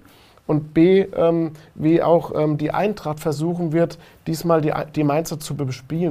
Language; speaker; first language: German; native; German